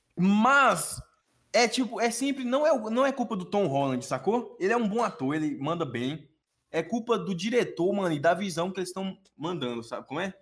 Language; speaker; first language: Portuguese; native; Portuguese